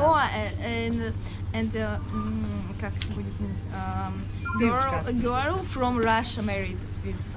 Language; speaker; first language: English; non-native, learner; Russian